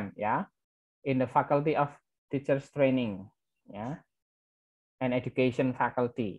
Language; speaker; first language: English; non-native, learner; Indonesian